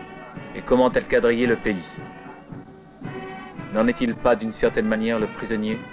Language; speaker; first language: French; native; French